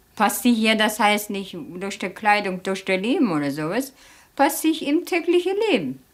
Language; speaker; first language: German; non-native, fluent; Turkish